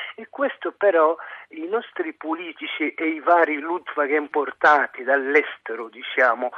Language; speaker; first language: Italian; non-native, fluent; Arabic